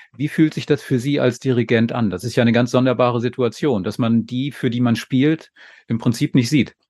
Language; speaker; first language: German; native; German